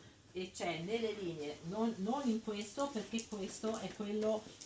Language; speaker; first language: Italian; native; Italian